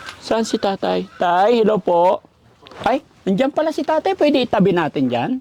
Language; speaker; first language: Filipino; native; Filipino